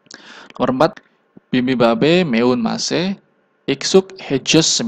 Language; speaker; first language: Korean; non-native, learner; Indonesian